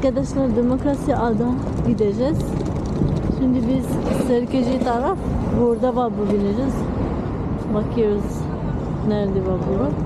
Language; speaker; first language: Turkish; non-native, learner; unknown